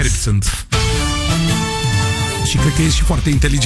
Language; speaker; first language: Romanian; native; Romanian